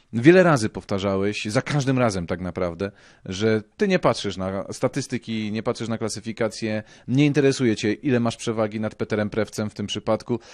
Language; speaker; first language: Polish; native; Polish